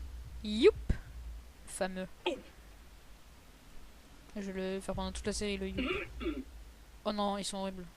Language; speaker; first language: French; native; French